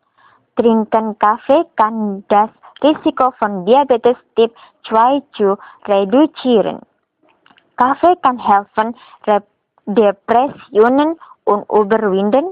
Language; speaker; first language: German; non-native, learner; Indonesian